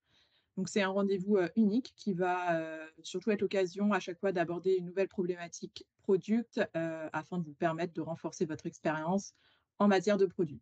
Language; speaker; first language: French; native; French